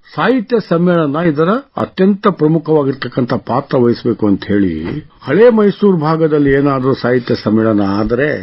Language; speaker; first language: Kannada; native; Kannada